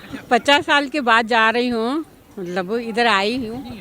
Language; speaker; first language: Hindi; non-native, local second language; Sindhi